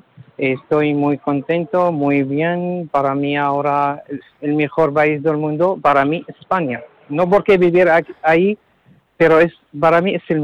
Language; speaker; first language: Spanish; non-native, learner; Arabic